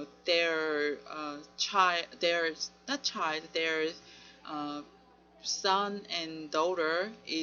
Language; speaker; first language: English; non-native, learner; Korean